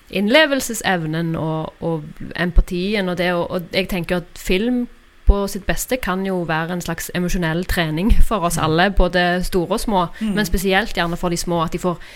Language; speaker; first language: Norwegian; native; Norwegian